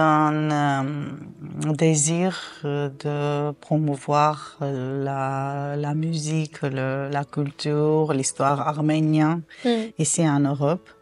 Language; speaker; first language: French; non-native, fluent; Armenian